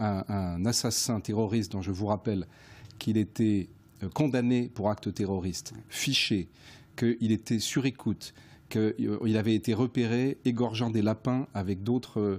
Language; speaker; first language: French; native; French